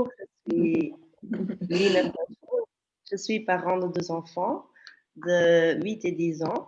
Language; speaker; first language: French; non-native, local second language; Dutch